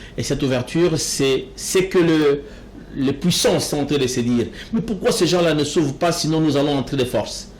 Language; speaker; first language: French; non-native, local second language; Lingala